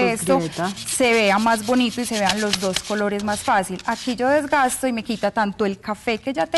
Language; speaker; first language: Spanish; native; Spanish